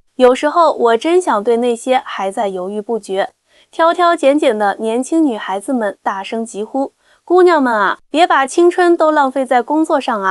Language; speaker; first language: Chinese; native; Chinese